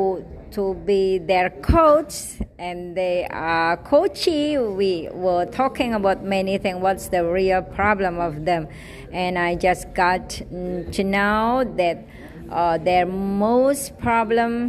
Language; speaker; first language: English; non-native, fluent; Indonesian